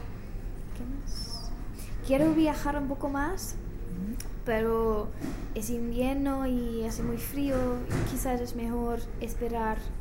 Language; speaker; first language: Spanish; non-native, learner; English